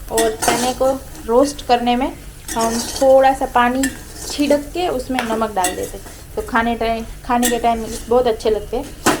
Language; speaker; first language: Hindi; non-native, local second language; Gujarati